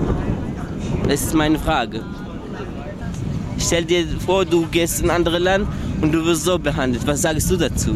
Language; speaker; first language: German; early bilingual, other home language; Arabic